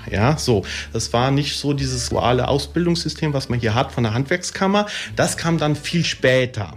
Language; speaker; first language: German; early bilingual, other home language; Italian